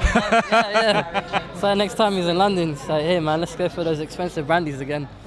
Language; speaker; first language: English; native; English